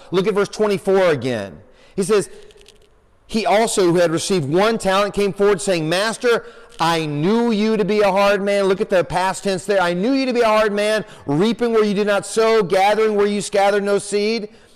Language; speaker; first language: English; native; English